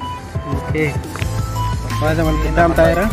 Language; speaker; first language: Arabic; non-native, learner; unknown